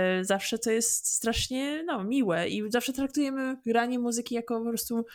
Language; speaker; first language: Polish; early bilingual, heritage; English